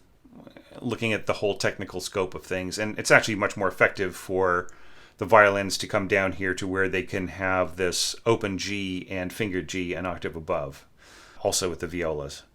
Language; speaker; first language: English; native; English